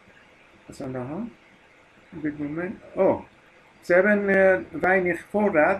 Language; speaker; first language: Dutch; non-native, fluent; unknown